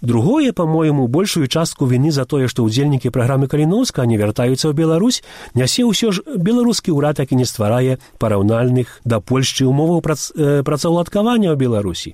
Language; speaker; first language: Belarusian; early bilingual, heritage; Belarusian